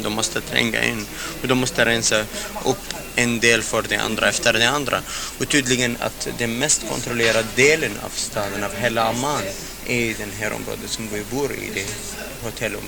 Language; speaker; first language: Swedish; non-native, fluent; Arabic